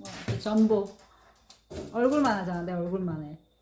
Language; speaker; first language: Korean; native; Korean